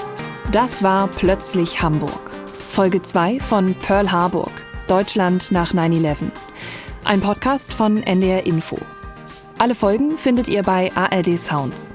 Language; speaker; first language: German; native; German